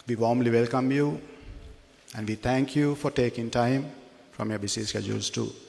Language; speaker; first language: English; non-native, local second language; Sinhala